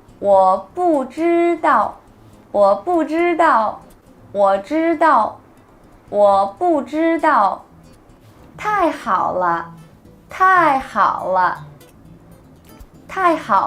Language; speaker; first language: Chinese; non-native, fluent; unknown